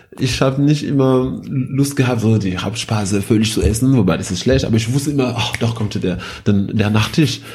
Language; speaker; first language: German; non-native, fluent; French